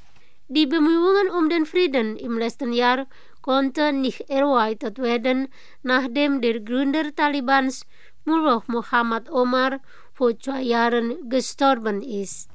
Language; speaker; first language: German; non-native, fluent; Indonesian